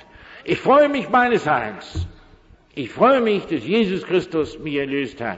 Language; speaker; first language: German; non-native, fluent; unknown